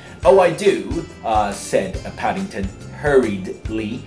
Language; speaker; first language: English; non-native, local second language; Cantonese